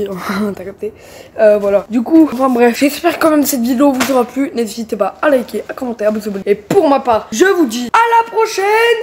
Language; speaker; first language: French; native; French